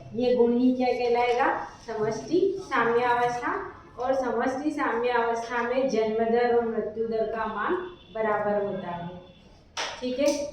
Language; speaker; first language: Hindi; native; Hindi